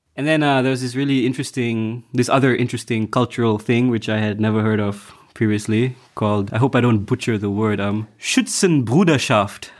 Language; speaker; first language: English; non-native, local second language; Tamil